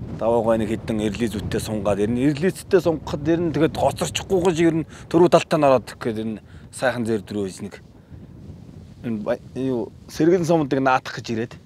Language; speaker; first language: Mongolian; native; Mongolian